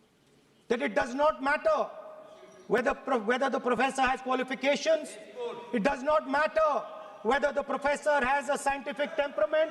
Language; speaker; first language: English; non-native, local second language; Hindi